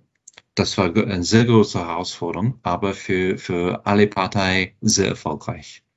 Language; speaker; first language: German; non-native, fluent; English